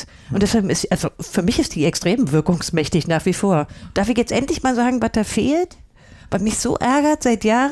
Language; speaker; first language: German; native; German